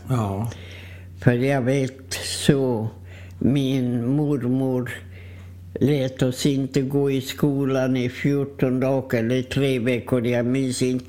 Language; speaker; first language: Swedish; non-native, fluent; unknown